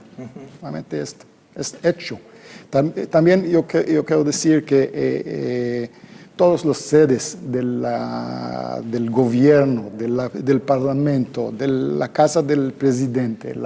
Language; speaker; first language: Spanish; non-native, fluent; Hebrew